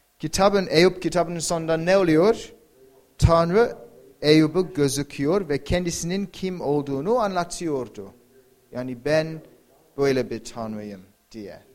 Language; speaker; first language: Turkish; non-native, fluent; English